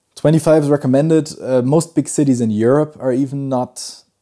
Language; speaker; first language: English; early bilingual, other home language; Pashto